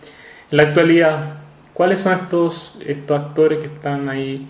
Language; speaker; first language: Spanish; native; Spanish